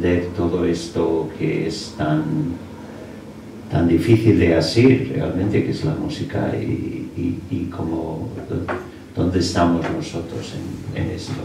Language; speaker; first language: Spanish; non-native, fluent; English